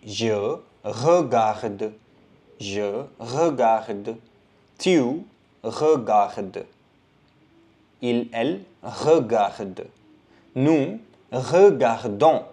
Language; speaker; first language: French; non-native, fluent; Hindi